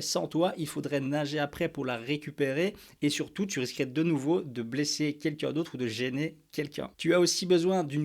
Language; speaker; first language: French; native; French